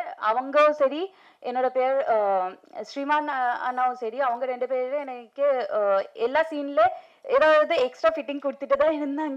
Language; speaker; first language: Tamil; non-native, fluent; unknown